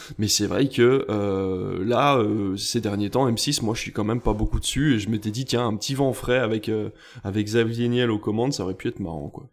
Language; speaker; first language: French; native; French